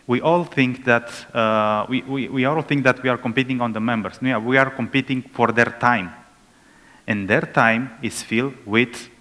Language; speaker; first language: English; non-native, fluent; Romanian